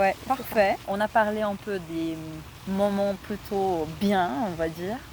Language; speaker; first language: French; non-native, fluent; Portuguese